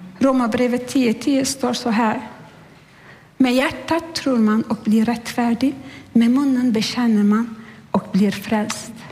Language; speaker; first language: Swedish; non-native, fluent; Turkish